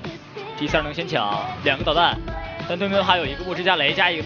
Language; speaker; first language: Chinese; native; Chinese